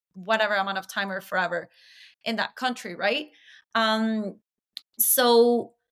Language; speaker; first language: English; non-native, fluent; Spanish